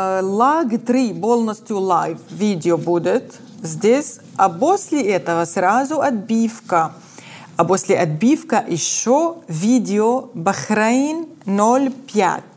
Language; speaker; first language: Russian; non-native, fluent; Arabic